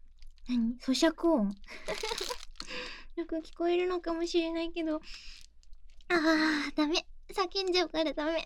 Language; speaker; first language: Japanese; native; Japanese